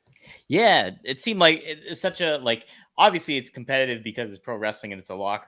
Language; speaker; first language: English; native; English